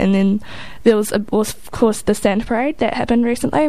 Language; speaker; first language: English; native; English